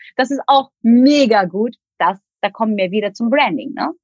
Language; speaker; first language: German; non-native, fluent; Turkish